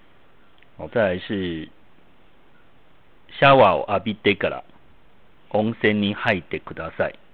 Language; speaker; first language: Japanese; non-native, fluent; Chinese